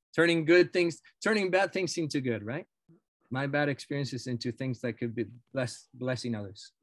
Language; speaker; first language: English; non-native, fluent; Spanish